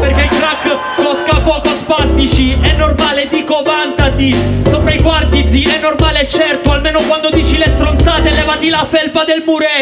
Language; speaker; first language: Italian; native; Italian